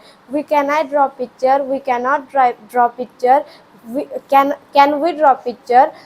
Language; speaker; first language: English; non-native, learner; Marathi